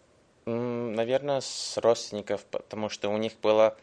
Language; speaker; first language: Russian; early bilingual, heritage; English